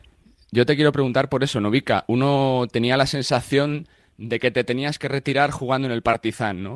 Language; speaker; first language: Spanish; native; Spanish